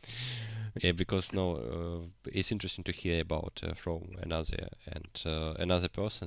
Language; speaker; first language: English; non-native, learner; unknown